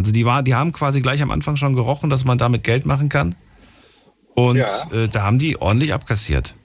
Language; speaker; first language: German; native; German